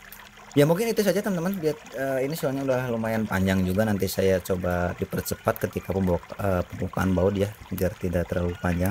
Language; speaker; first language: Indonesian; native; Indonesian